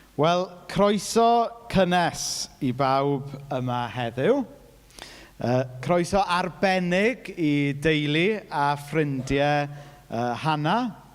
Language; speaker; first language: Welsh; native; Welsh